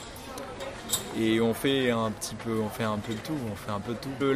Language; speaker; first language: French; non-native, local second language; Ewe